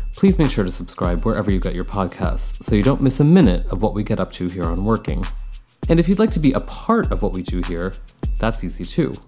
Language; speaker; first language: English; early bilingual, other home language; Bangla